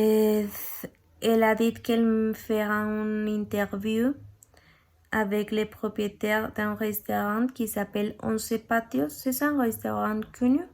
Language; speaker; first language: French; non-native, learner; Spanish